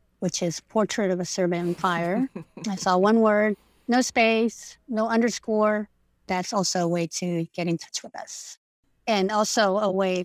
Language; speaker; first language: English; non-native, fluent; Indonesian